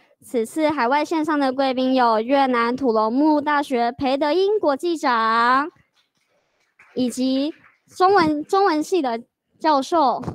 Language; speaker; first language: Chinese; native; Chinese